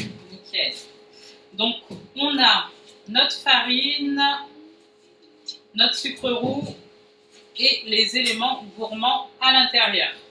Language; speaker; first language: French; native; French